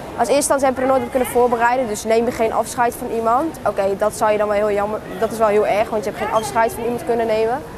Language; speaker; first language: Dutch; early bilingual, heritage; Dutch